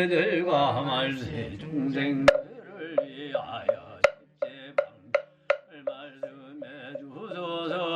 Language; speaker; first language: Korean; native; Korean